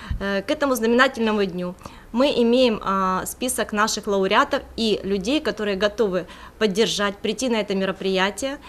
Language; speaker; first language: Russian; native; Russian